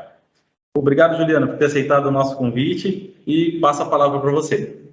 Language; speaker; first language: Portuguese; native; Portuguese